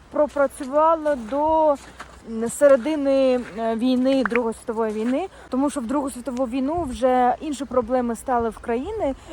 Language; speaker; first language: Ukrainian; native; Ukrainian